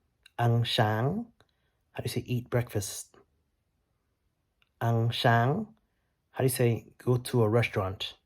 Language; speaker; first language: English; early bilingual, other home language; Vietnamese